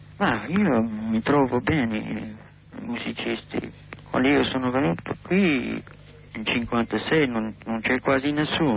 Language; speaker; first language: Italian; non-native, learner; English